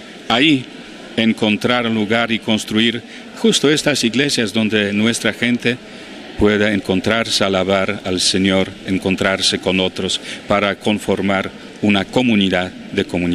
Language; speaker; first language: Spanish; non-native, fluent; Polish